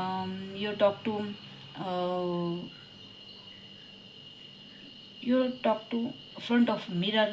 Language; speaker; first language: English; non-native, learner; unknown